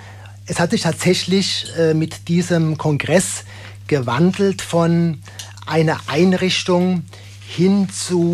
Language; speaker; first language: German; native; German